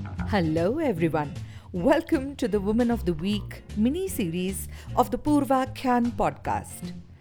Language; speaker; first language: English; non-native, local second language; Marathi